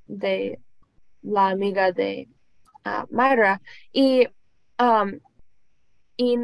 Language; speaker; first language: Spanish; non-native, learner; English